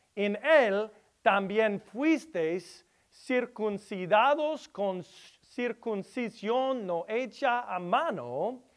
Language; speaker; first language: Spanish; non-native, learner; English